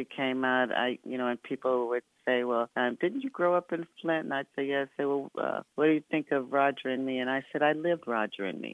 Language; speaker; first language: English; native; English